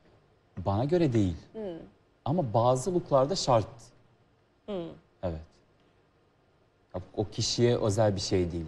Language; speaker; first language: Turkish; non-native, fluent; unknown